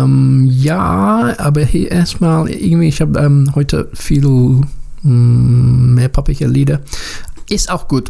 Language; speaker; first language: German; non-native, learner; English